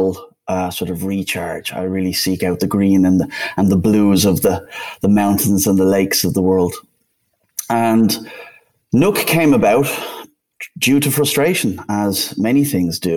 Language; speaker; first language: English; native; English